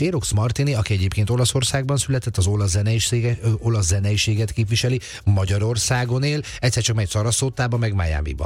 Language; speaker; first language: Hungarian; native; Hungarian